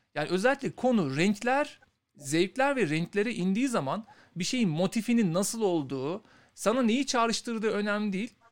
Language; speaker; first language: Turkish; native; Turkish